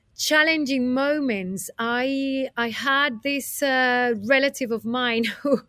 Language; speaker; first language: English; non-native, fluent; Spanish